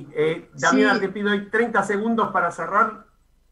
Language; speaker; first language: Spanish; native; Spanish